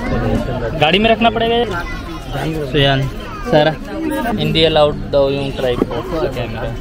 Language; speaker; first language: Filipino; non-native, learner; Hindi